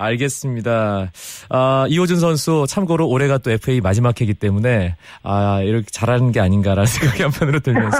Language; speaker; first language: Korean; native; Korean